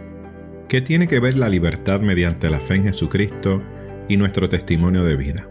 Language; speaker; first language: Spanish; native; Spanish